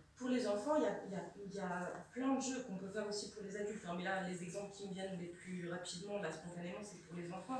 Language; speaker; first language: French; native; French